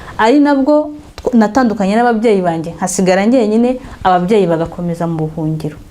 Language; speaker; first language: Kinyarwanda; native; Kinyarwanda